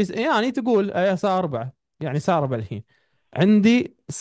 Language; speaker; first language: Arabic; non-native, fluent; Urdu